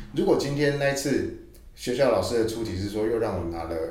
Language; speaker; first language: Chinese; native; Chinese